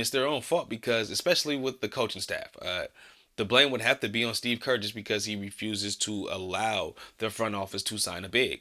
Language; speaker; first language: English; native; English